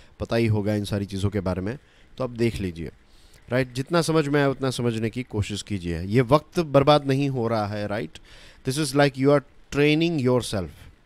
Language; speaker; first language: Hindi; non-native, local second language; Gujarati